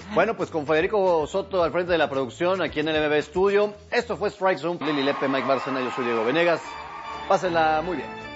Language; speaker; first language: Spanish; native; Spanish